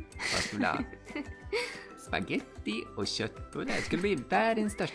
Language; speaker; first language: Swedish; native; Swedish